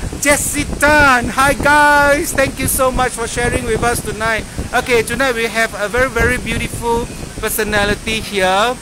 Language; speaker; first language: English; non-native, local second language; Chinese